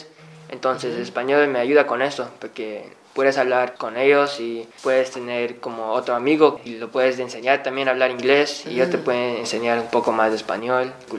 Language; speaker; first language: Spanish; early bilingual, heritage; Spanish